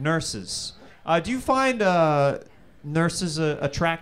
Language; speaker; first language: English; native; English